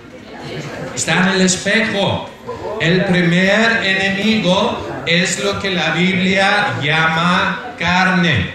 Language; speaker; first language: Spanish; non-native, fluent; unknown